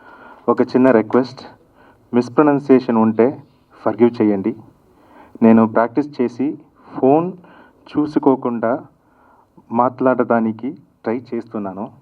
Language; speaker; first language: Telugu; non-native, learner; Kannada